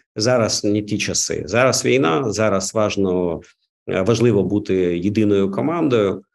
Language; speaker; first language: Ukrainian; non-native, local second language; Russian